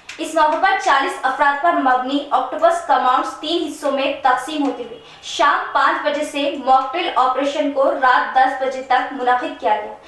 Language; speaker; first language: Urdu; native; Urdu